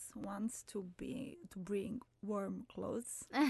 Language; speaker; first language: English; non-native, fluent; Italian